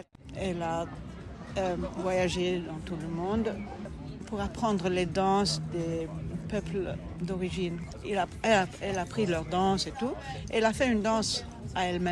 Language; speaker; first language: French; non-native, fluent; German